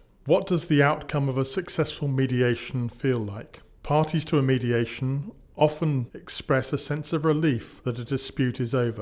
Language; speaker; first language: English; native; English